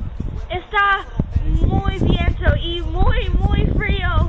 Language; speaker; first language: Spanish; non-native, learner; English